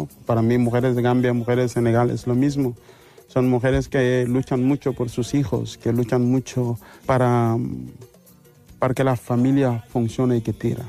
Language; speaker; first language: Spanish; non-native, fluent; Wolof